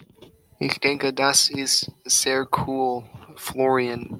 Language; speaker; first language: German; non-native, learner; English